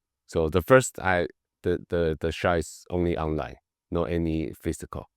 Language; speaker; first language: English; non-native, learner; Chinese